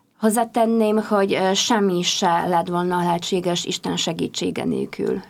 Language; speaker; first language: Hungarian; non-native, fluent; Polish